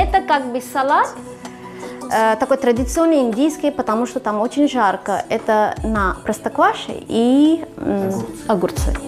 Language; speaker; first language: Russian; non-native, fluent; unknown